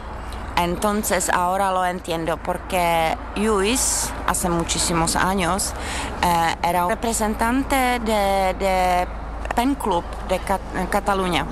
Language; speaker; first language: Spanish; non-native, learner; Czech